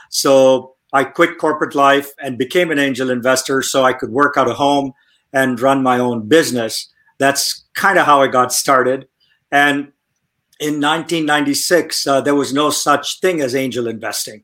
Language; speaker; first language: English; non-native, local second language; Tamil